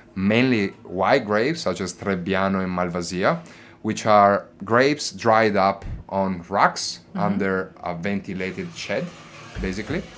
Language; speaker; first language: English; non-native, fluent; Italian